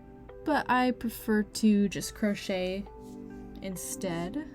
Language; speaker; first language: English; native; English